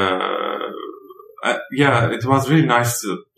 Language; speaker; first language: English; non-native, learner; Arabic